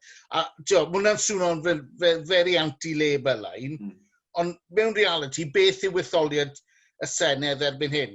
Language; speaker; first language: Welsh; native; Welsh